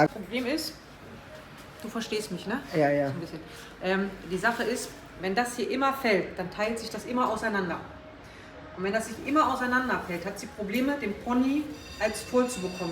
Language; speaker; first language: German; native; German